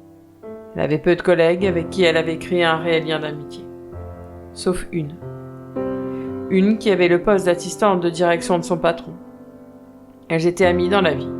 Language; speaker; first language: French; native; French